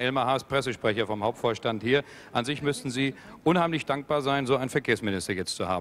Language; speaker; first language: German; native; German